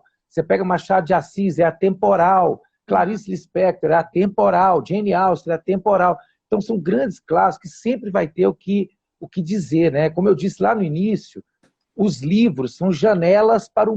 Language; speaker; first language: Portuguese; native; Portuguese